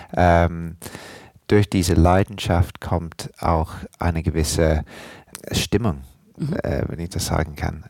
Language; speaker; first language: German; non-native, fluent; English